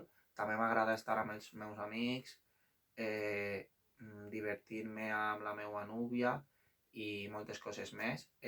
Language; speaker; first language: Catalan; non-native, local second language; Spanish